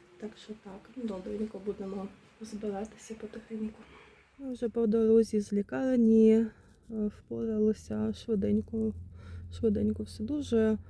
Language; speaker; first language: Ukrainian; non-native, local second language; Russian